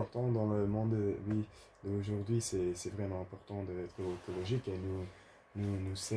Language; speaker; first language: French; non-native, learner; Dutch